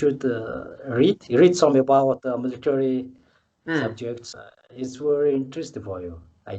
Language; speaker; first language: English; non-native, learner; Mongolian